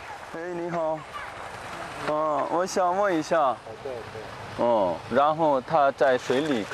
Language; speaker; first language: Chinese; non-native, learner; Korean